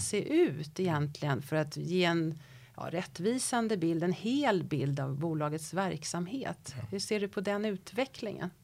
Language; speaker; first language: Swedish; native; Swedish